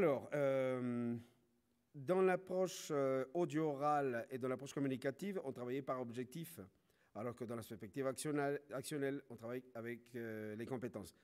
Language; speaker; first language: French; non-native, fluent; Spanish